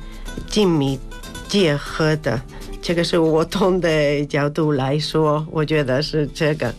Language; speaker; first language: Chinese; non-native, learner; Spanish